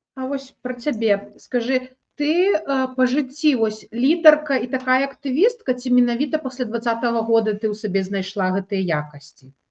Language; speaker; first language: Belarusian; native; Belarusian